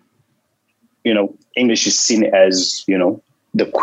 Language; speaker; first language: English; non-native, local second language; Xhosa